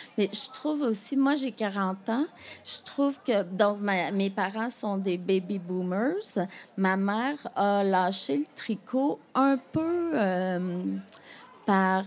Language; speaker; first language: French; native; French